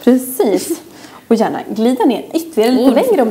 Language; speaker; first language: Swedish; native; Swedish